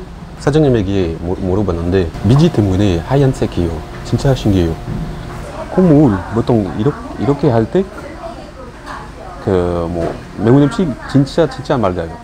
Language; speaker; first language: Korean; non-native, learner; French